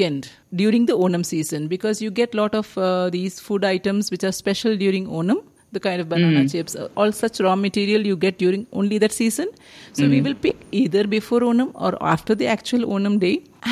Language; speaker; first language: English; non-native, local second language; Malayalam